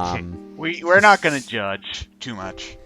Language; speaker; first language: English; native; English